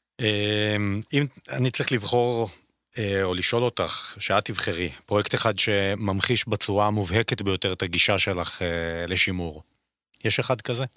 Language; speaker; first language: Hebrew; native; Hebrew